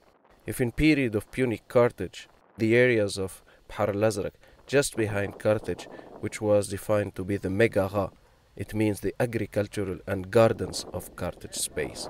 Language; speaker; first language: English; non-native, fluent; Arabic